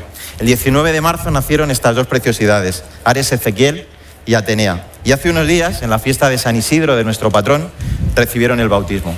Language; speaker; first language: Spanish; native; Spanish